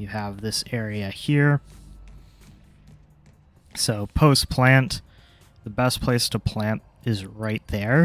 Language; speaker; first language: English; native; English